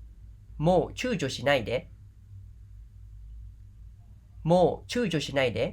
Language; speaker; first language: Japanese; non-native, fluent; Khmer